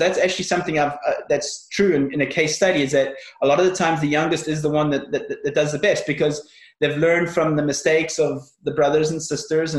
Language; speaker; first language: English; native; English